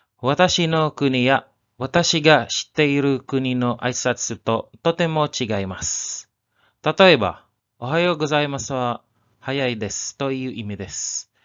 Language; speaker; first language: Japanese; non-native, learner; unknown